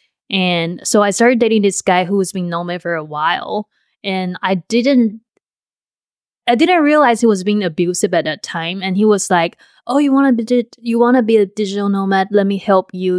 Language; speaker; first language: English; non-native, fluent; Chinese